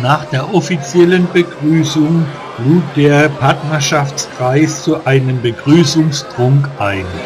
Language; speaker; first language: German; native; German